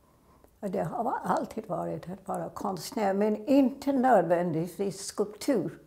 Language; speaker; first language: Swedish; non-native, fluent; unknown